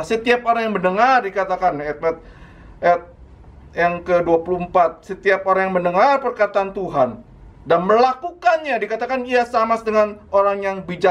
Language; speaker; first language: Indonesian; native; Indonesian